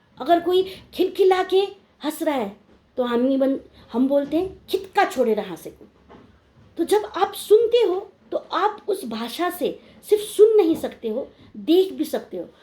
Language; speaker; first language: Hindi; non-native, local second language; Nepali